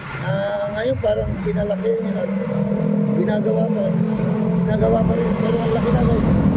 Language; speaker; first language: Filipino; non-native, local second language; Iloko